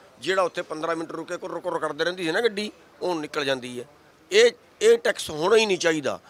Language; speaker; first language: Punjabi; native; Punjabi